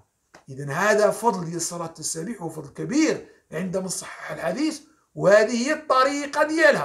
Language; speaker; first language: Arabic; native; Arabic